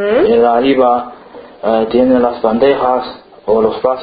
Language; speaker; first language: Spanish; non-native, learner; Chinese